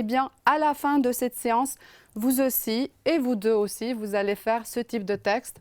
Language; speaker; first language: French; non-native, fluent; Romanian